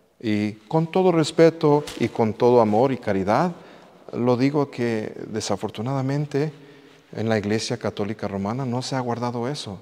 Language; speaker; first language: Spanish; early bilingual, heritage; English